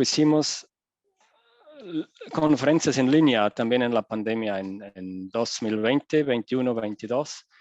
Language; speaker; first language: Spanish; non-native, fluent; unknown